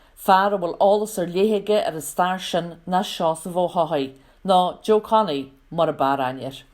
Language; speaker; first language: Irish; native; Irish